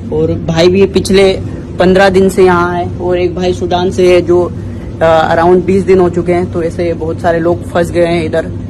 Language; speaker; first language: Hindi; non-native, local second language; Bhili